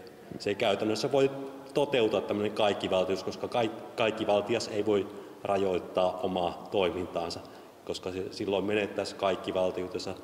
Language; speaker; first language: Finnish; native; Finnish